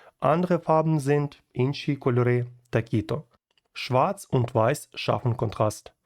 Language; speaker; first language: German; non-native, fluent; Ukrainian